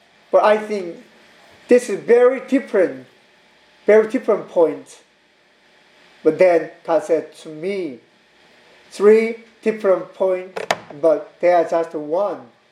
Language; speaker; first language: English; non-native, learner; Korean